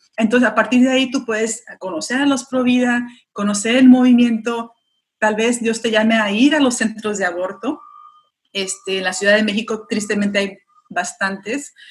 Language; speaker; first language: Spanish; early bilingual, heritage; Spanish